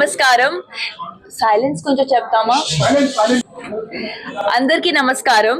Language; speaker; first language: Telugu; non-native, fluent; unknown